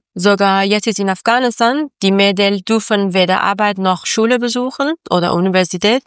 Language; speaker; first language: German; non-native, learner; Persian